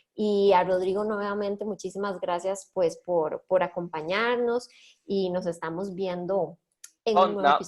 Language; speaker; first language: Spanish; native; Spanish